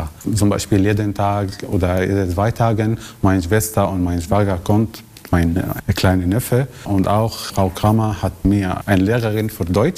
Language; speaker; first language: German; non-native, learner; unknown